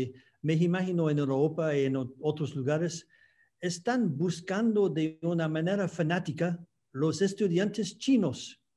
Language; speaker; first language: Spanish; non-native, fluent; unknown